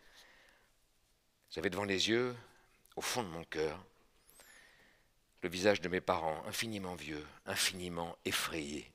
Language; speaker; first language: French; native; French